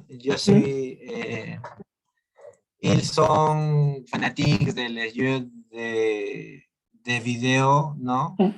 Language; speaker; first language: French; non-native, learner; Spanish